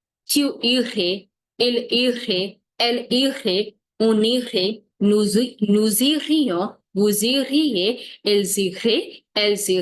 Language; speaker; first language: French; non-native, fluent; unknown